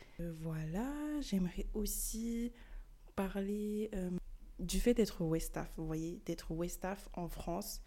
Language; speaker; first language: French; early bilingual, other home language; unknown